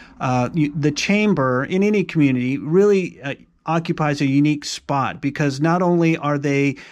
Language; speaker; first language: English; native; English